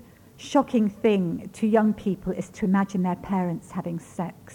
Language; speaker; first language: English; non-native, local second language; Ukrainian